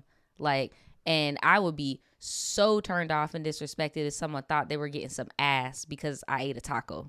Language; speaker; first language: English; native; English